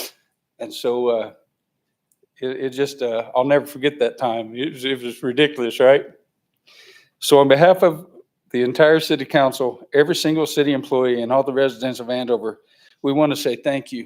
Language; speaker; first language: English; native; English